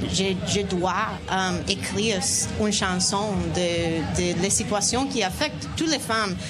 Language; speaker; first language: French; non-native, learner; Spanish